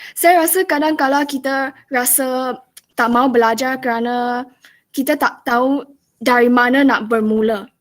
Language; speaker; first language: Malay; non-native, local second language; Chinese